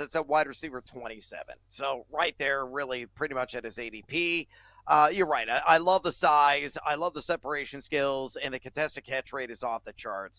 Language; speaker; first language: English; native; English